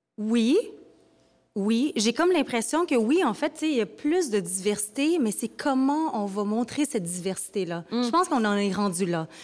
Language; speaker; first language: French; early bilingual, other home language; Vietnamese